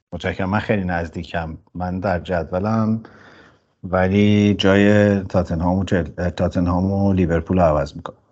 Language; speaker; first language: Persian; native; Persian